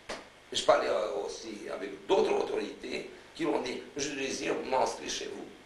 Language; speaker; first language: French; non-native, fluent; Romanian